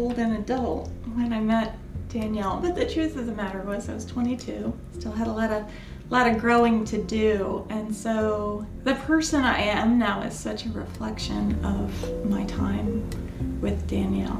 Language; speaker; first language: English; native; English